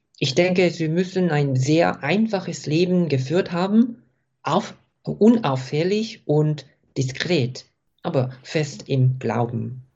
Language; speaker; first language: German; non-native, fluent; Korean